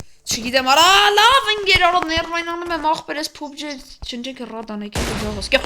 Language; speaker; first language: Armenian; native; Armenian